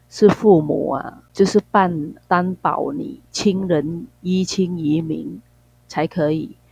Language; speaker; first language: Chinese; non-native, fluent; Vietnamese